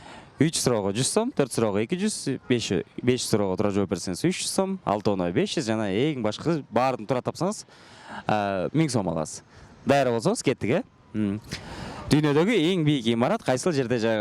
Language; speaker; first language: Kyrgyz; native; Kyrgyz